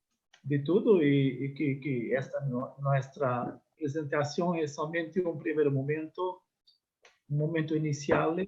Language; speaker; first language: Spanish; non-native, learner; Portuguese